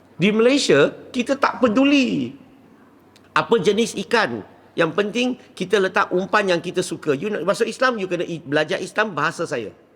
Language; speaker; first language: Malay; non-native, local second language; Min Nan Chinese